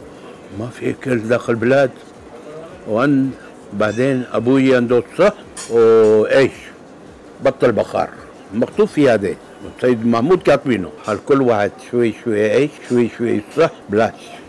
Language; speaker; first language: Arabic; non-native, local second language; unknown